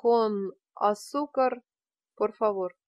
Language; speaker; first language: Spanish; non-native, learner; Russian